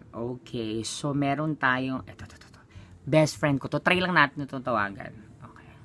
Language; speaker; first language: Filipino; native; Filipino